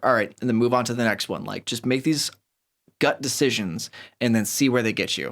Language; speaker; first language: English; native; English